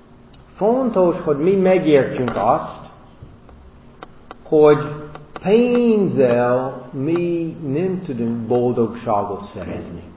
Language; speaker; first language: Hungarian; non-native, fluent; English